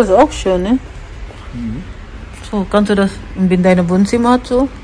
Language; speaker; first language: German; non-native, learner; Cebuano